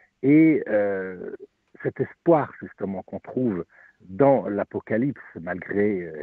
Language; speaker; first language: French; native; French